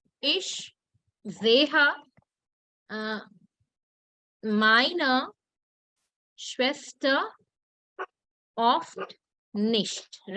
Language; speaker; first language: German; non-native, fluent; Hindi